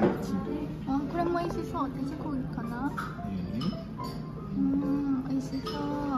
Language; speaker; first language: Japanese; native; Japanese